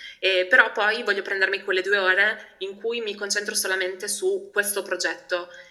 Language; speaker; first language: Italian; early bilingual, other home language; Albanian